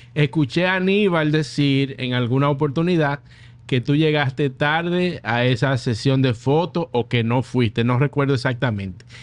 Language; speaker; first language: Spanish; native; Spanish